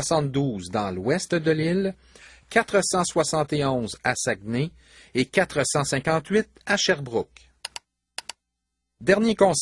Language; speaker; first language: French; native; French